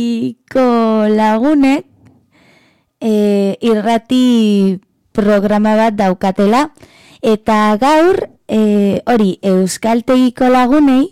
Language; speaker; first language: Basque; non-native, learner; Spanish